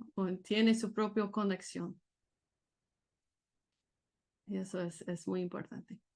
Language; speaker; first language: Spanish; non-native, learner; English